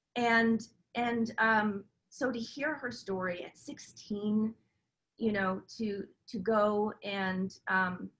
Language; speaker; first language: English; native; English